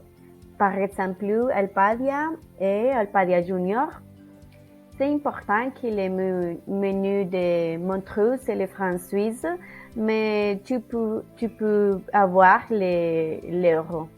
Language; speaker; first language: French; non-native, learner; Spanish